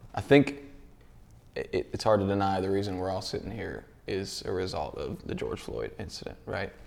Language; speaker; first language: English; native; English